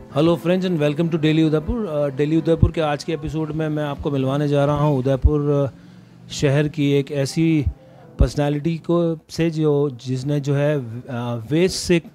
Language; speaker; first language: Hindi; native; Hindi